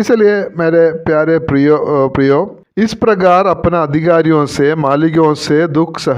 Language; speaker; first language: Hindi; non-native, local second language; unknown